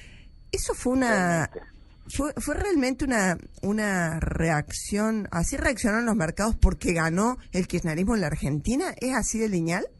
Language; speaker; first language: Spanish; native; Spanish